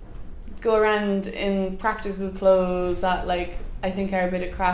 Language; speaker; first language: English; native; English